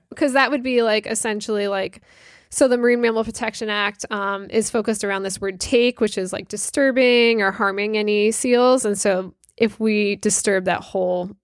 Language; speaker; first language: English; native; English